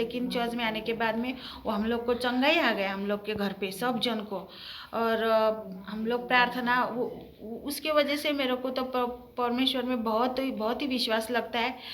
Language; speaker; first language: Hindi; early bilingual, heritage; Hindi